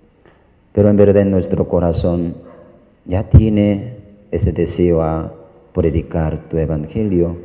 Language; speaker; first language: Spanish; non-native, learner; Korean